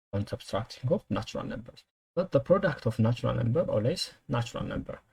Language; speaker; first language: English; non-native, local second language; Amharic